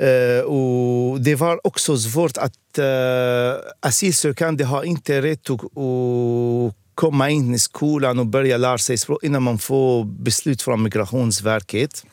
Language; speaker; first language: Swedish; non-native, fluent; Arabic